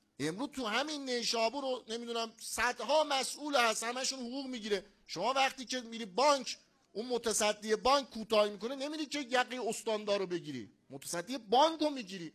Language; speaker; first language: Persian; non-native, local second language; Azerbaijani